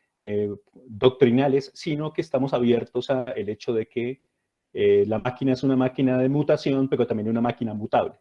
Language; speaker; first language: Spanish; native; Spanish